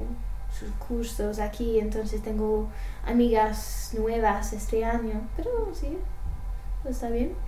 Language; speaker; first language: Spanish; non-native, learner; English